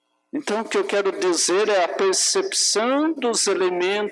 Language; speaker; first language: Portuguese; native; Portuguese